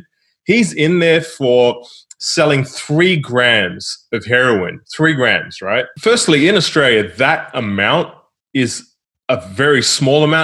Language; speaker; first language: English; native; English